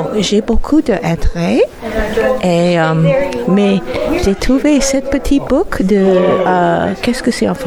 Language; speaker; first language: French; non-native, learner; English